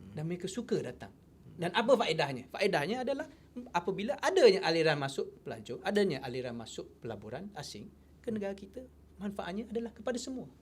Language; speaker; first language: Malay; non-native, local second language; Chinese